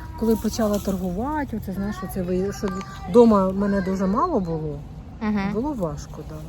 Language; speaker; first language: Ukrainian; native; Ukrainian